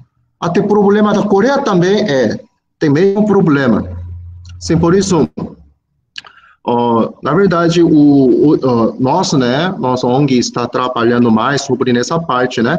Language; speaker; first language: Portuguese; non-native, fluent; Korean